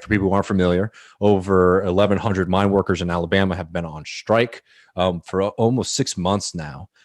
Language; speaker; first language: English; native; English